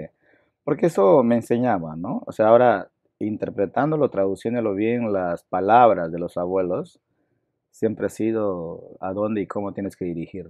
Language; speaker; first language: Spanish; non-native, local second language; Shipibo-Conibo